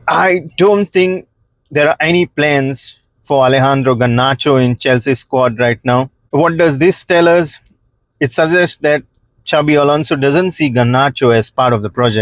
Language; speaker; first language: English; non-native, local second language; Konkani